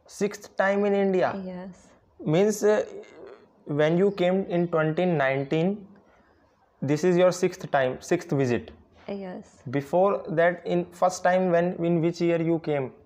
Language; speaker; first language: English; non-native, local second language; Hindi